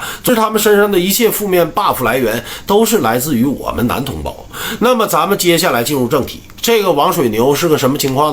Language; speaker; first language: Chinese; native; Chinese